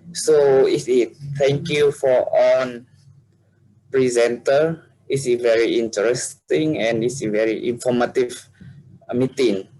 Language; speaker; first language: English; non-native, learner; Vietnamese